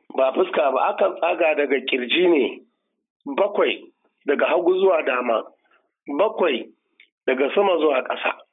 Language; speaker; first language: Hausa; non-native, local second language; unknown